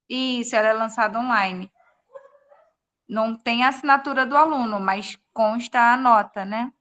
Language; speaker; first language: Portuguese; native; Portuguese